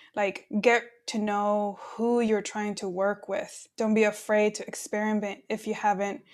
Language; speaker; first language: English; early bilingual, other home language; Spanish